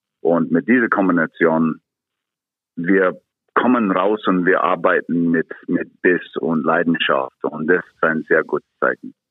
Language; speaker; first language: German; non-native, fluent; English